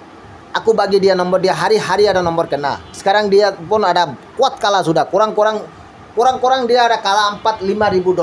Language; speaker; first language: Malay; non-native, learner; Bangla